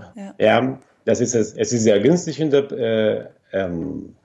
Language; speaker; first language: German; non-native, fluent; Spanish